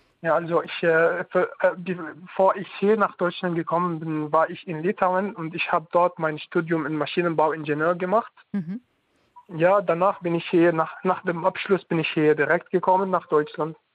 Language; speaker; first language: German; non-native, learner; Arabic